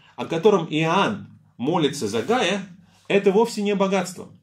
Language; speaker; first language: Russian; native; Russian